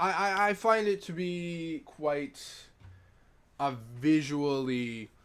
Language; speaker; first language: English; native; English